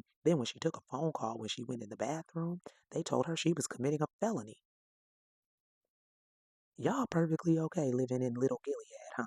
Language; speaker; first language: English; native; English